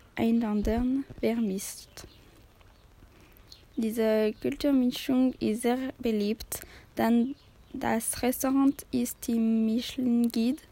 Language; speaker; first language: German; non-native, learner; French